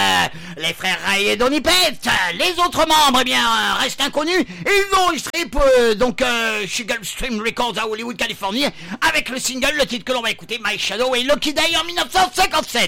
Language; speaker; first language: French; native; French